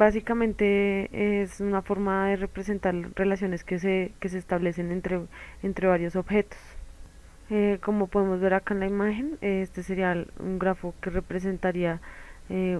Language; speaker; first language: Spanish; native; Spanish